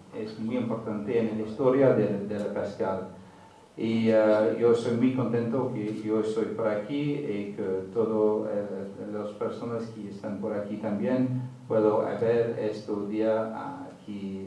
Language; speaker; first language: Spanish; non-native, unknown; English